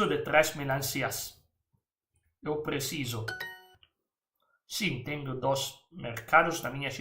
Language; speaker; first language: Portuguese; non-native, learner; Italian